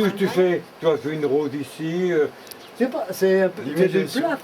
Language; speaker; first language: French; native; French